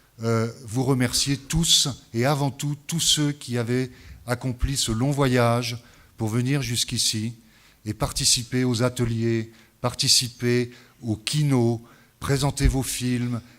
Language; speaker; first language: French; native; French